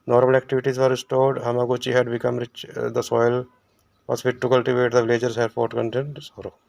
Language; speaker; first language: English; non-native, local second language; Punjabi